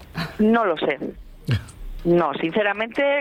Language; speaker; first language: Spanish; native; Spanish